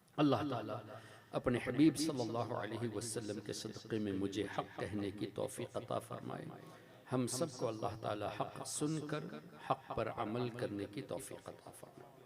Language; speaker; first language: Urdu; non-native, fluent; Tamil